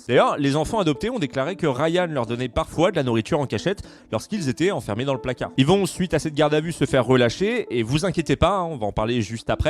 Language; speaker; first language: French; native; French